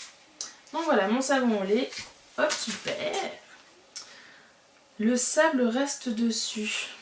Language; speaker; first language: French; native; French